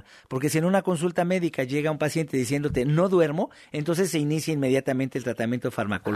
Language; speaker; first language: Spanish; native; Spanish